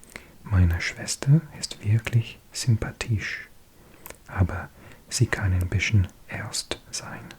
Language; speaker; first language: German; non-native, learner; English